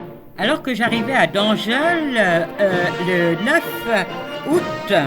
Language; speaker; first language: French; native; French